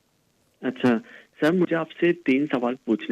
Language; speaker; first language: Hindi; native; Hindi